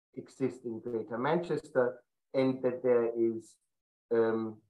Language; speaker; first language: English; non-native, fluent; German